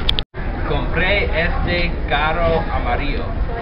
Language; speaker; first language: Spanish; non-native, learner; English